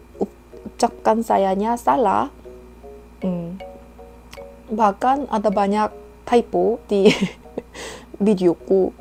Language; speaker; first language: Indonesian; non-native, fluent; Korean